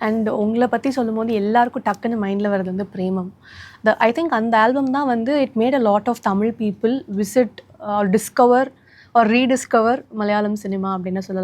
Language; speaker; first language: Tamil; native; Tamil